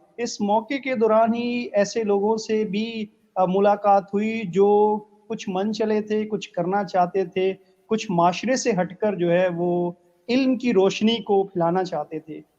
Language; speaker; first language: Urdu; non-native, local second language; Punjabi